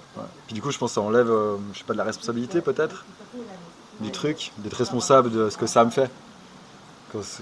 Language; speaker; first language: French; native; French